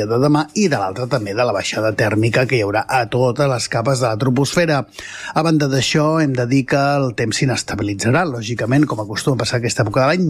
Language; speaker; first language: Catalan; native; Catalan